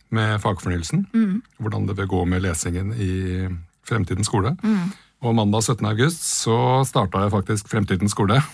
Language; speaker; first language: Norwegian; native; Norwegian